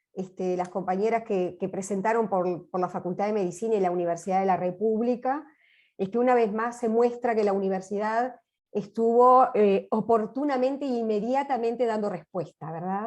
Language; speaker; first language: Spanish; native; Spanish